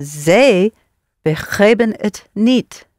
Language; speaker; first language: Dutch; non-native, learner; English